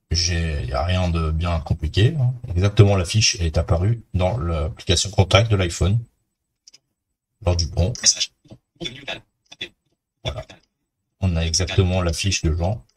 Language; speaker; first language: French; native; French